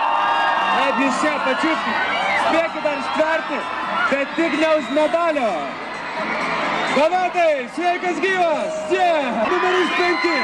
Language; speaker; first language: Lithuanian; native; Lithuanian